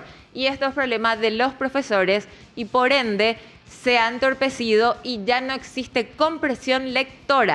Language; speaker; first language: Spanish; native; Spanish